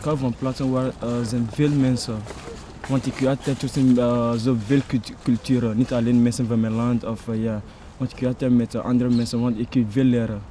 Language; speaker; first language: Dutch; non-native, learner; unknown